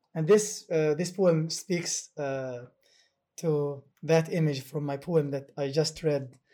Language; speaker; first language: English; non-native, fluent; Arabic